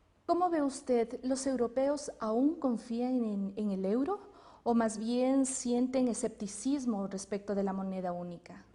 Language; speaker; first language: Spanish; native; Spanish